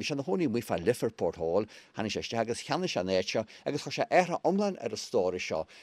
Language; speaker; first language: Irish; native; Irish